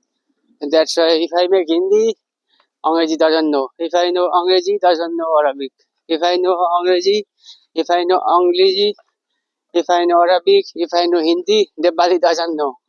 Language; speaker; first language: English; non-native, learner; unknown